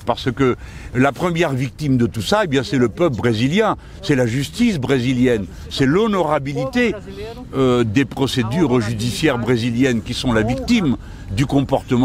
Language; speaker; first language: French; native; French